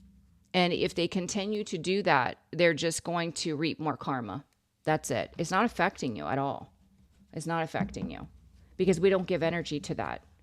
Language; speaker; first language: English; native; English